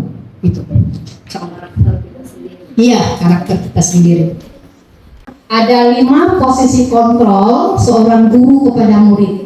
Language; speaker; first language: Indonesian; native; Indonesian